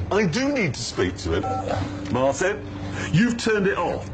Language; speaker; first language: English; native; English